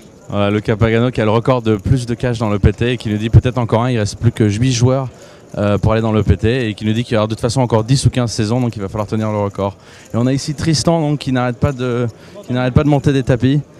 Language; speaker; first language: French; native; French